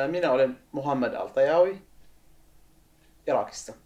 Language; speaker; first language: Finnish; non-native, learner; Arabic